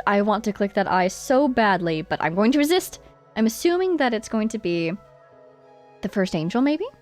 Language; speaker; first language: English; native; English